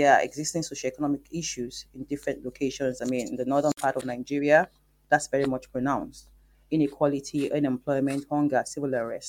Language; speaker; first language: English; non-native, local second language; Yoruba